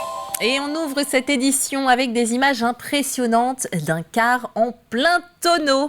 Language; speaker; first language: French; native; French